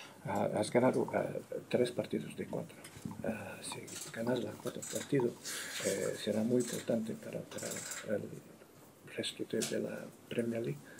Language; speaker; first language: Spanish; non-native, learner; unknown